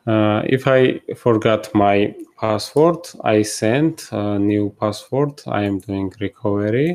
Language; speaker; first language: English; non-native, fluent; Georgian